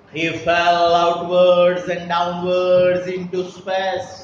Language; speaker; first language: English; non-native, local second language; Marathi